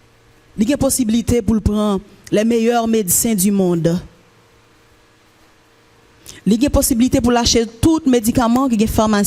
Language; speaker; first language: French; non-native, local second language; Haitian Creole